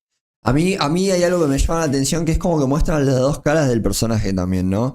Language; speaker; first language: Spanish; native; Spanish